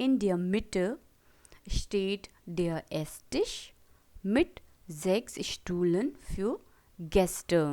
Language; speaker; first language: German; non-native, learner; Hindi